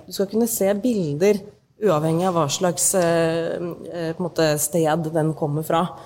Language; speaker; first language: Norwegian; native; Norwegian